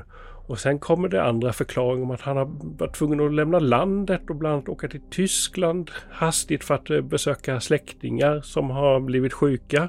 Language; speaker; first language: Swedish; native; Swedish